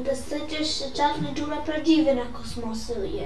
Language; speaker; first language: Polish; early bilingual, heritage; Polish